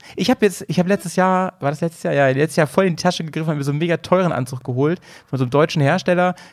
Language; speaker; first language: German; native; German